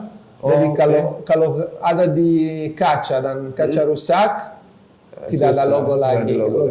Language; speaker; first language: Indonesian; non-native, fluent; Italian